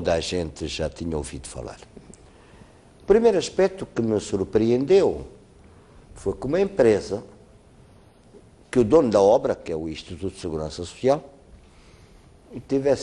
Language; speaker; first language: Portuguese; native; Portuguese